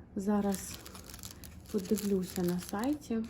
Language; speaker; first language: Ukrainian; non-native, local second language; Russian